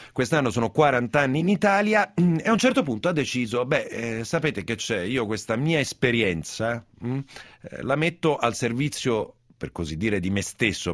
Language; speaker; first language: Italian; native; Italian